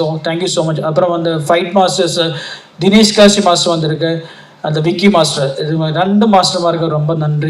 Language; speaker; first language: Tamil; non-native, learner; Malayalam